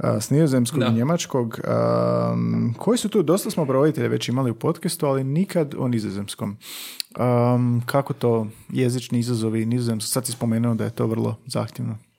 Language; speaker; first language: Croatian; native; Croatian